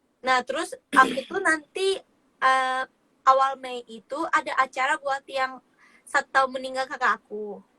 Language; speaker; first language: Indonesian; non-native, fluent; Japanese